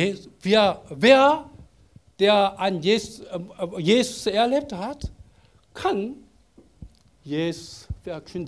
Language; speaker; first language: German; non-native, learner; Korean